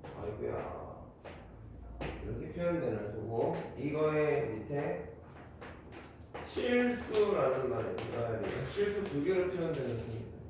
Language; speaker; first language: Korean; native; Korean